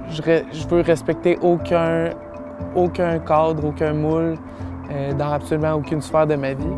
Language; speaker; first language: French; native; French